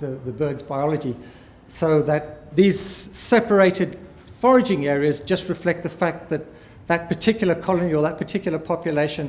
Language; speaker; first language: English; native; English